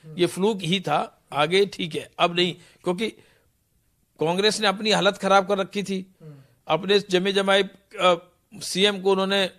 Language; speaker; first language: Hindi; non-native, local second language; Punjabi